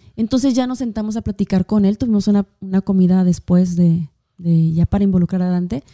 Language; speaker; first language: Spanish; native; Spanish